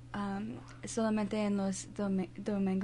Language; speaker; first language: Spanish; non-native, learner; English